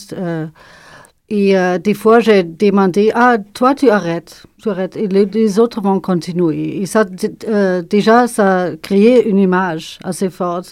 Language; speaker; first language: French; non-native, fluent; German